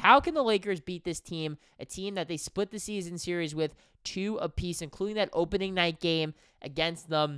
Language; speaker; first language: English; native; English